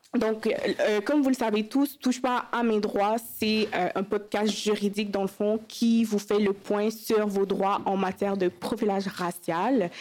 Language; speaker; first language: French; early bilingual, other home language; Wolof